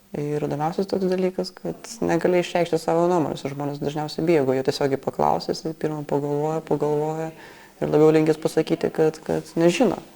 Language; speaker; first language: Lithuanian; non-native, local second language; Polish